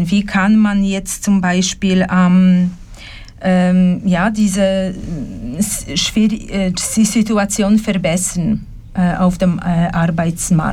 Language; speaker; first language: German; non-native, fluent; Polish